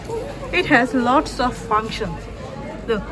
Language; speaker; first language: English; non-native, local second language; Bangla